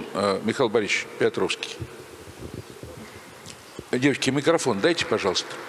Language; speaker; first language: Russian; native; Russian